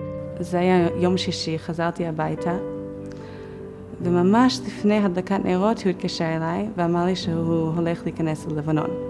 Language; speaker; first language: Hebrew; non-native, fluent; English